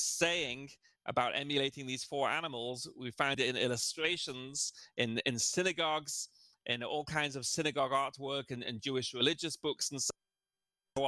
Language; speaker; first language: English; native; English